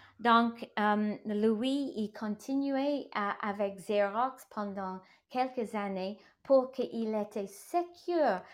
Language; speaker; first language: French; non-native, learner; English